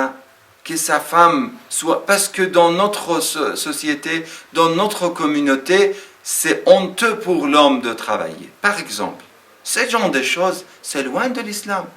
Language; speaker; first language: French; non-native, fluent; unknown